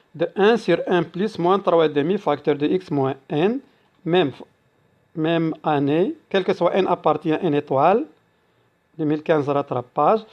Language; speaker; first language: French; non-native, local second language; Arabic